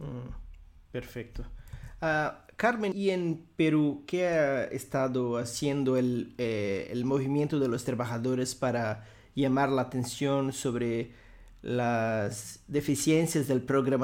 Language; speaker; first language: Spanish; non-native, fluent; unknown